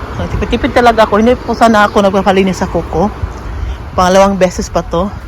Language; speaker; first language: Filipino; non-native, local second language; Cebuano